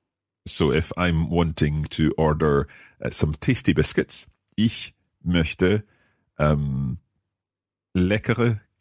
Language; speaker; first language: German; non-native, learner; English